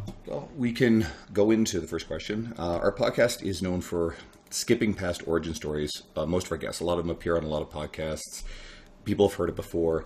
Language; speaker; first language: English; native; English